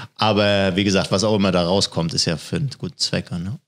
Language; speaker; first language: German; native; German